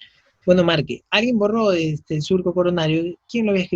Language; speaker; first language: Spanish; native; Spanish